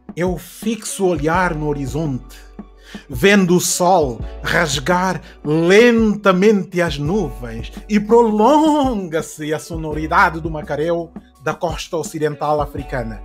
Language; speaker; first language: Portuguese; non-native, local second language; Upper Guinea Crioulo